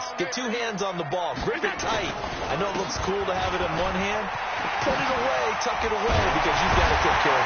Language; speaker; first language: English; native; English